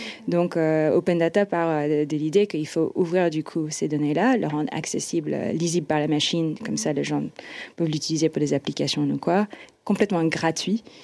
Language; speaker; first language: French; non-native, fluent; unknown